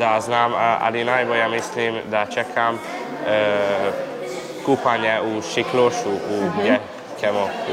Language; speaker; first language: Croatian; non-native, local second language; Hungarian